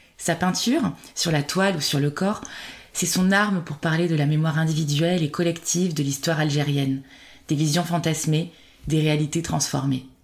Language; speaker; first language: French; native; French